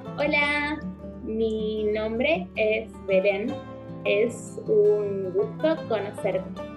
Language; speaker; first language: Spanish; native; Spanish